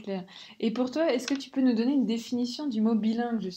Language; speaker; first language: French; native; French